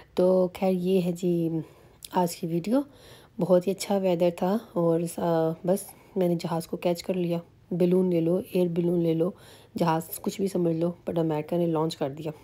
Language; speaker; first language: Urdu; native; Urdu